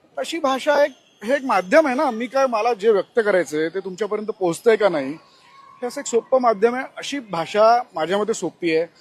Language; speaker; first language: Marathi; non-native, local second language; Gujarati